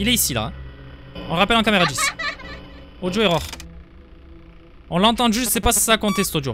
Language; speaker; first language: French; native; French